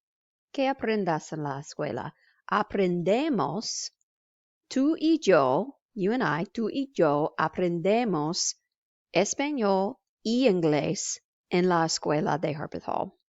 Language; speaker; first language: Spanish; non-native, fluent; English